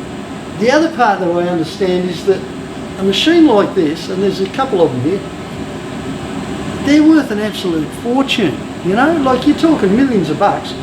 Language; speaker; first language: English; native; English